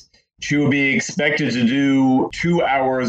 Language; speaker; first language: English; native; English